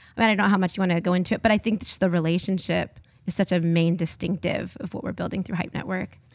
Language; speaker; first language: English; early bilingual, other home language; Filipino